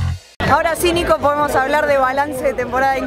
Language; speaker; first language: Spanish; native; Spanish